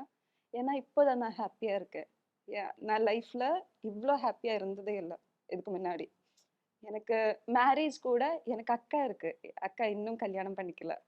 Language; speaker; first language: Tamil; non-native, local second language; Malayalam